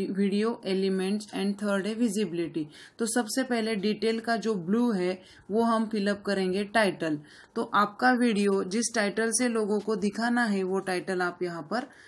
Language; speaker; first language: Hindi; non-native, local second language; Marathi